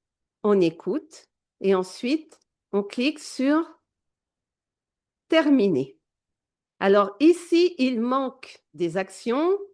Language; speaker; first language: French; native; French